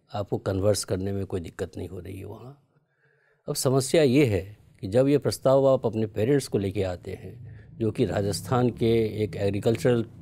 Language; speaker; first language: Hindi; native; Hindi